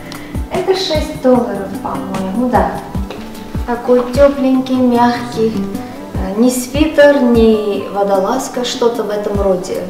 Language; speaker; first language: Russian; non-native, local second language; Armenian